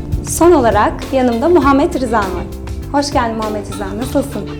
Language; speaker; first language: Turkish; native; Turkish